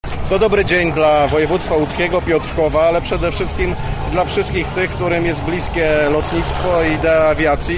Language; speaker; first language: Polish; native; Polish